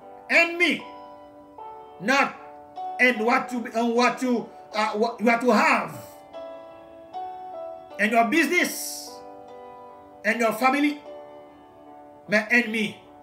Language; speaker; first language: English; non-native, learner; Haitian Creole